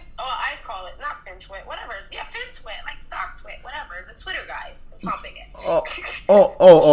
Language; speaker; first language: English; native; English